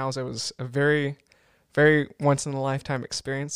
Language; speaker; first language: English; native; English